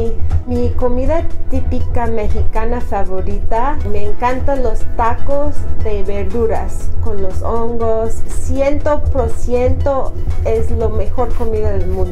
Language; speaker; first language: Spanish; non-native, fluent; English